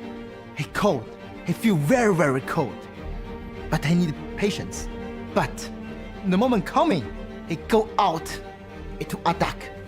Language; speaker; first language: English; non-native, learner; Chinese